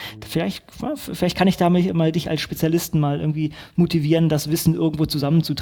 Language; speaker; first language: German; native; German